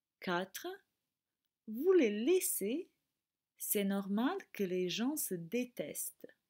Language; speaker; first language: French; non-native, fluent; Croatian